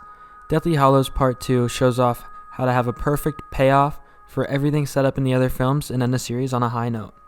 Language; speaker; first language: English; native; English